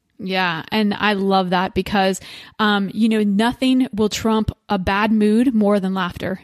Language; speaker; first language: English; native; English